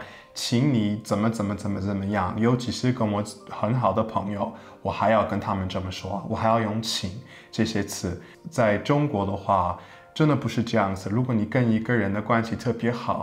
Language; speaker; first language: Chinese; non-native, fluent; English